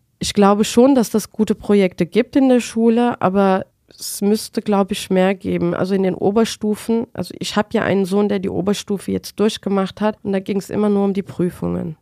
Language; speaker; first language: German; early bilingual, other home language; Turkish